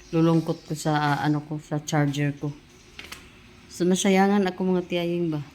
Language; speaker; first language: Filipino; non-native, local second language; Cebuano